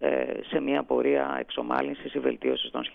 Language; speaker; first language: Greek; native; Greek